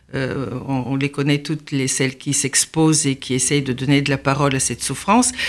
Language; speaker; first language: French; non-native, fluent; Bulgarian